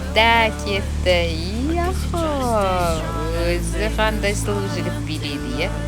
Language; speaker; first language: Kazakh; native; Kazakh